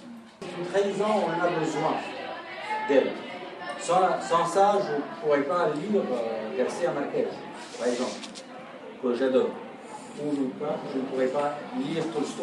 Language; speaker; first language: French; non-native, fluent; Arabic